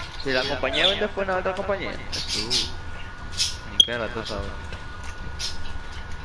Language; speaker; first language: Spanish; native; Spanish